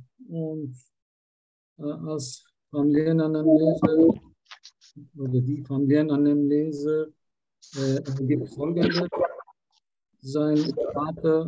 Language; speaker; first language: German; non-native, learner; Turkish